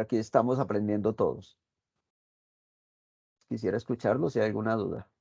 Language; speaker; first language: Spanish; native; Spanish